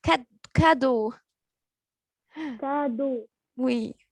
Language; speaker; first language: French; non-native, learner; Arabic